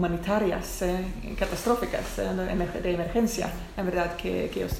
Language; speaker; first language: Spanish; non-native, fluent; Swedish